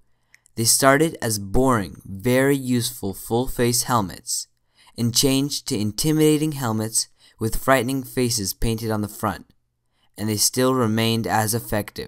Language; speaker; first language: English; native; English